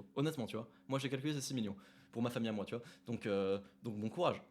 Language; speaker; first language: French; native; French